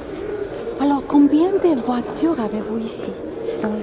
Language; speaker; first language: French; non-native, fluent; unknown